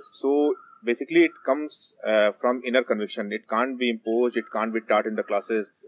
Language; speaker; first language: English; non-native, local second language; Hindi